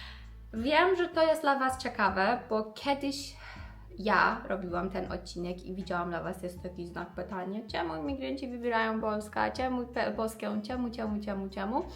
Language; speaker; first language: Polish; non-native, fluent; Persian